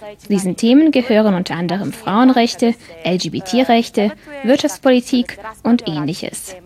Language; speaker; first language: German; non-native, fluent; Serbian